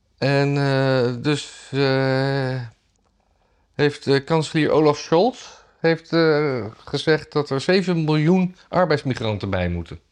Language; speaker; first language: Dutch; native; Dutch